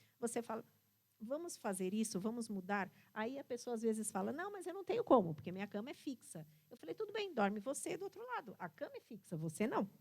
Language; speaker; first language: Portuguese; early bilingual, other home language; Italian